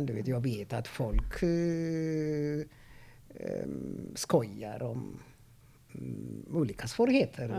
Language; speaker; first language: Swedish; non-native, fluent; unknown